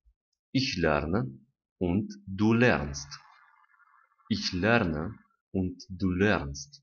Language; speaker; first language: German; non-native, fluent; Romanian